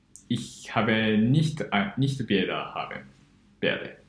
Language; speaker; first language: German; non-native, learner; Japanese